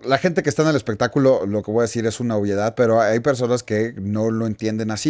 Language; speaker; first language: Spanish; native; Spanish